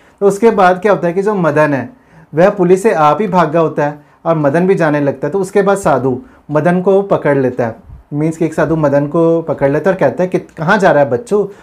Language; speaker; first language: Hindi; non-native, local second language; Punjabi